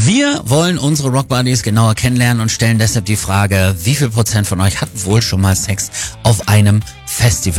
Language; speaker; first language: German; native; German